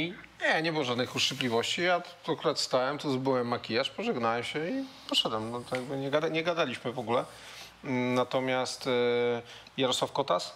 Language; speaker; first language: Polish; native; Polish